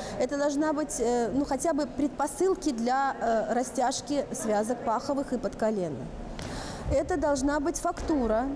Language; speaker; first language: Russian; native; Russian